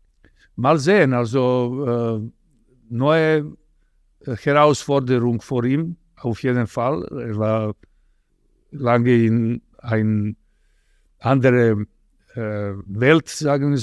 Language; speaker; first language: German; non-native, fluent; Serbian